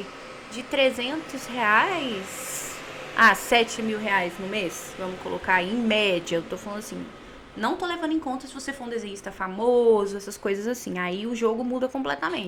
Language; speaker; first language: Portuguese; native; Portuguese